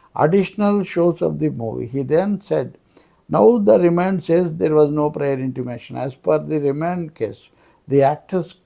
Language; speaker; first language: English; non-native, local second language; Telugu